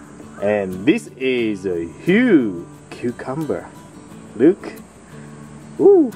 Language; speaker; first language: English; non-native, fluent; Vietnamese